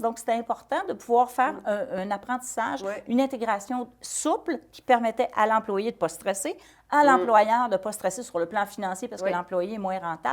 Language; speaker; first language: French; native; French